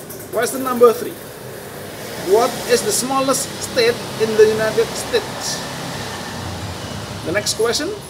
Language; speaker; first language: English; non-native, fluent; Indonesian